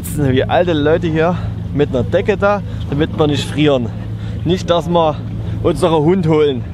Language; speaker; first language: German; native; German